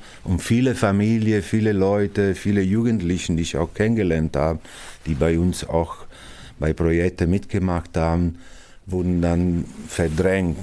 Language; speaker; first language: German; non-native, fluent; Italian